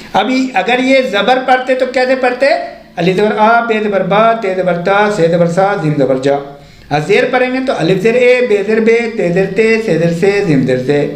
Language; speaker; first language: Hindi; native; Hindi